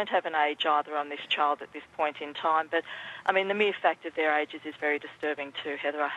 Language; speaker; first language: English; native; English